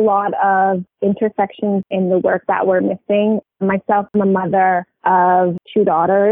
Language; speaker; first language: English; native; English